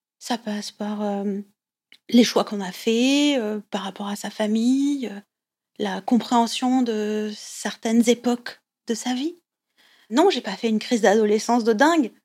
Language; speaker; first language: French; native; French